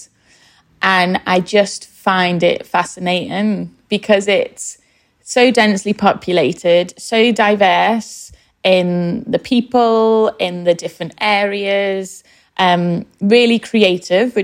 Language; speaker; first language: English; native; English